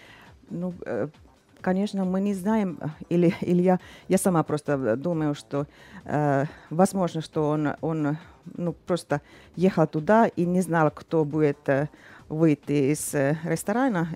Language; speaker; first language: Russian; non-native, fluent; Finnish